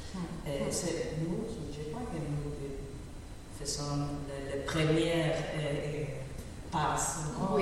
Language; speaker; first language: French; non-native, learner; Spanish